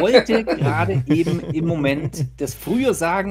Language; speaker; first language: German; native; German